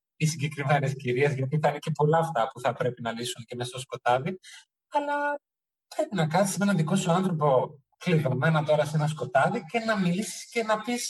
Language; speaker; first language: Greek; early bilingual, heritage; Greek